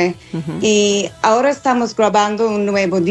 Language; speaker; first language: Spanish; non-native, learner; English